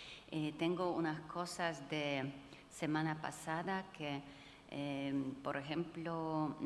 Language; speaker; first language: Spanish; non-native, fluent; Polish